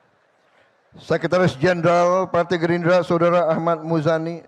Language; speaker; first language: Indonesian; native; Indonesian